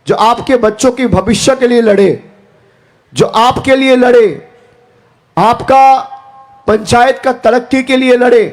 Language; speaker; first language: Hindi; non-native, local second language; Bangla